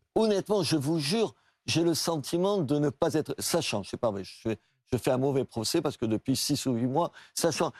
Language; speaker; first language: French; native; French